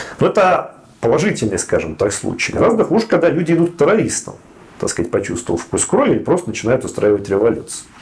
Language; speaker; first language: Russian; native; Russian